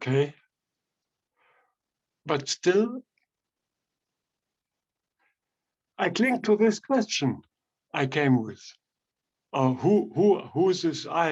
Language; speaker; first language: English; non-native, fluent; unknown